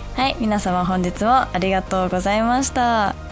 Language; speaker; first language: Japanese; early bilingual, other home language; English